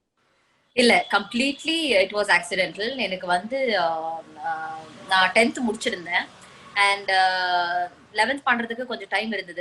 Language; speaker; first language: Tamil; non-native, fluent; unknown